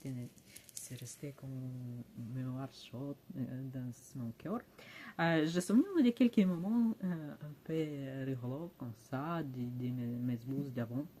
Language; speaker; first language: French; non-native, learner; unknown